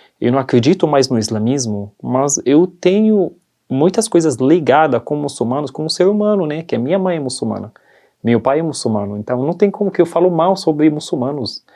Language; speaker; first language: Portuguese; non-native, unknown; Arabic